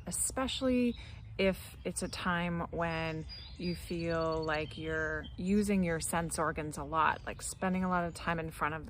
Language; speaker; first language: English; native; English